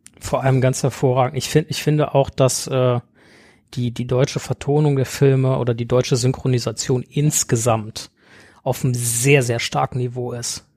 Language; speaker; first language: German; native; German